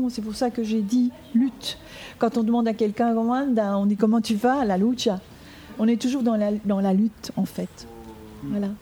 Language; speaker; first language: French; native; French